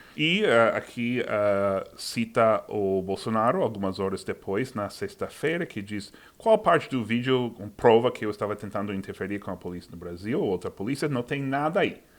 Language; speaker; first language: Portuguese; non-native, fluent; English